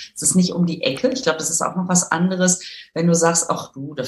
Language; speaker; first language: German; native; German